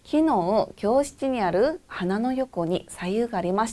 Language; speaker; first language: Japanese; non-native, fluent; Korean